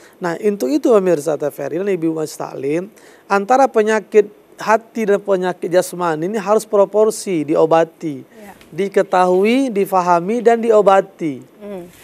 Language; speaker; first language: Indonesian; native; Indonesian